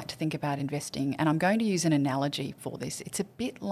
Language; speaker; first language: English; native; English